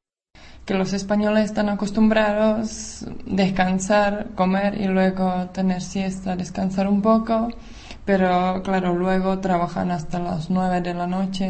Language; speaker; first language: Spanish; non-native, fluent; Czech